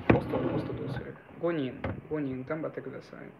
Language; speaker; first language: Japanese; non-native, fluent; Hungarian